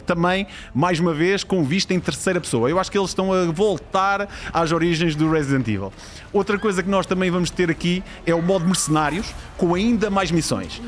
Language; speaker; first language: Portuguese; native; Portuguese